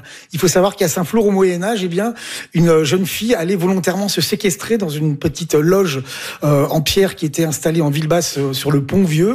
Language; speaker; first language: French; native; French